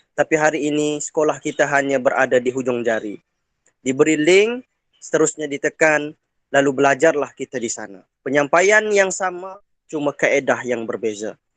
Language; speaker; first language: Malay; non-native, local second language; Iban